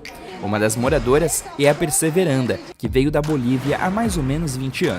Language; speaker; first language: Portuguese; native; Portuguese